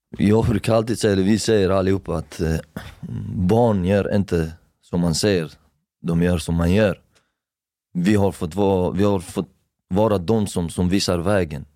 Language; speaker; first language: Swedish; early bilingual, other home language; Persian